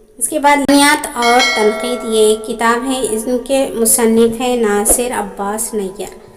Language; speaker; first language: Urdu; native; Urdu